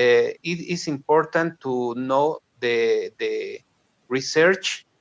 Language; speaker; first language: English; non-native, learner; Spanish